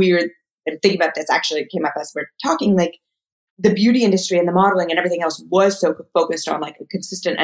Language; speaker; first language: English; native; English